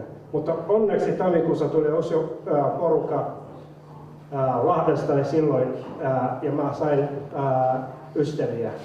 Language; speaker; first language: Finnish; non-native, fluent; Somali